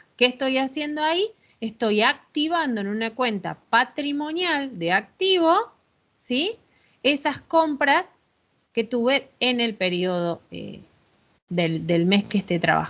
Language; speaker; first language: Spanish; native; Spanish